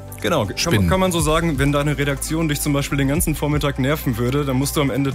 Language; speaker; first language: German; native; German